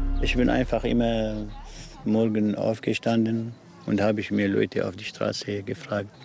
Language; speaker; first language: German; non-native, learner; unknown